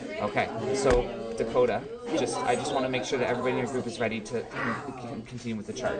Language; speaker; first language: English; native; English